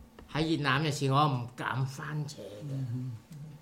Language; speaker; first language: Cantonese; early bilingual, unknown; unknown